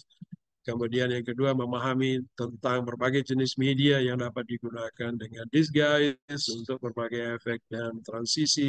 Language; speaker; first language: Indonesian; native; Indonesian